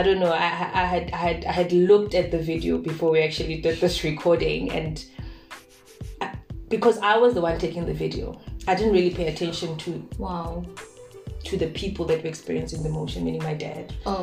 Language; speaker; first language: English; non-native, local second language; Zulu